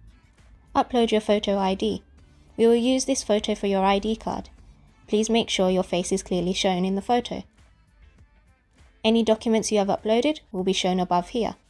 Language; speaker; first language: English; native; English